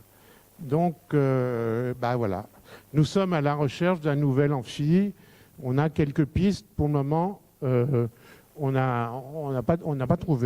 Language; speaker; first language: French; native; French